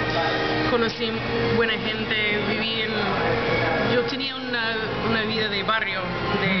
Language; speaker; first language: Spanish; non-native, fluent; English